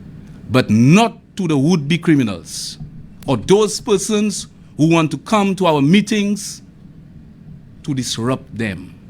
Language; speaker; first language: English; non-native, local second language; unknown